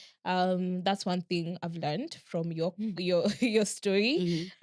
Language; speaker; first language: English; non-native, local second language; Swahili